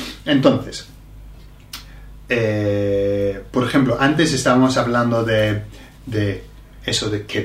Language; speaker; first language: Spanish; non-native, fluent; English